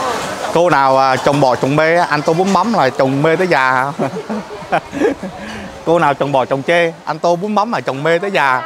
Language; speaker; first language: Vietnamese; native; Vietnamese